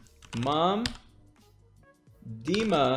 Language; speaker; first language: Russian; non-native, learner; English